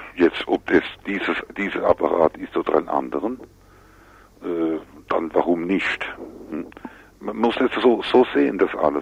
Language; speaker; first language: German; non-native, local second language; French